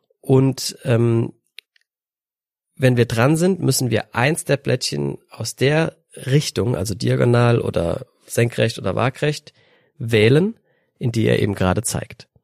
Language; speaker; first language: German; native; German